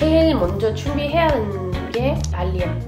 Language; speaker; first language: Korean; non-native, learner; Spanish